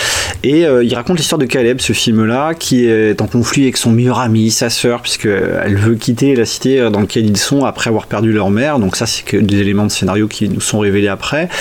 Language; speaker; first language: French; native; French